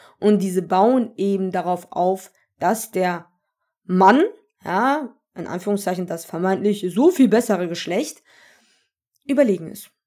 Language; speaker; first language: German; early bilingual, other home language; Turkish